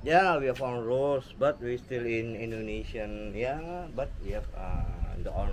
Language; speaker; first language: English; non-native, learner; Indonesian